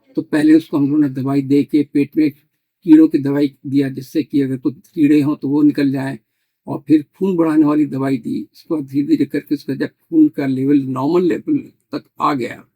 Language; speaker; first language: Hindi; native; Hindi